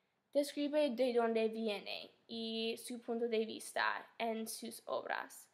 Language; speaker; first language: Spanish; non-native, fluent; English